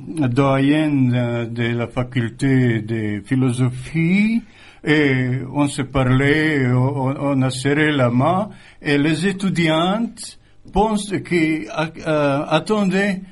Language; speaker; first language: French; non-native, fluent; Croatian